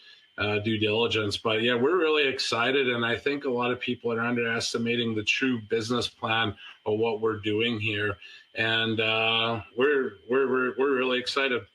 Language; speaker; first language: English; native; English